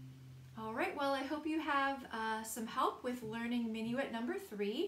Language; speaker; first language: English; native; English